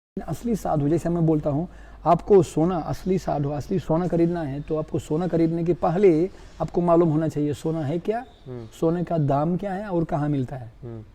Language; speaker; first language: Hindi; non-native, fluent; Russian